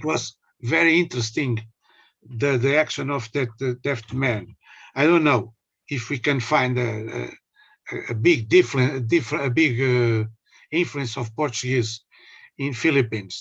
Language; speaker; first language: English; non-native, learner; Portuguese